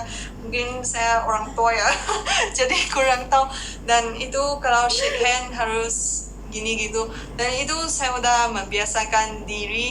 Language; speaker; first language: Indonesian; non-native, fluent; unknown